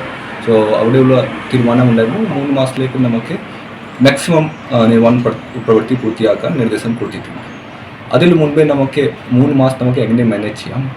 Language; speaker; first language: Malayalam; non-native, learner; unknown